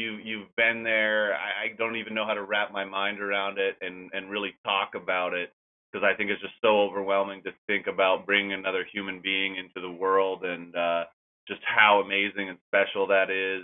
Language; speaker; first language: English; native; English